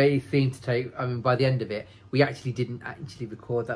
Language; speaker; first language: English; native; English